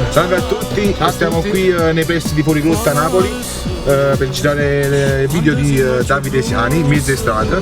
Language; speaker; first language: Italian; native; Italian